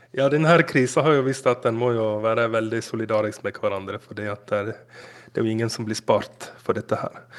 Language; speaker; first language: Norwegian; native; Norwegian